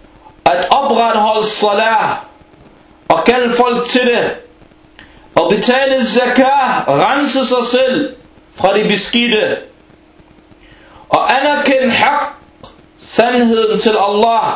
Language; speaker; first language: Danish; non-native, fluent; Arabic